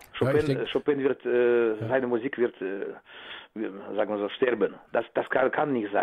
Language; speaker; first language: German; non-native, fluent; Russian